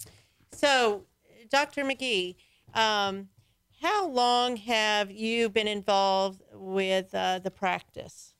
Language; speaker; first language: English; native; English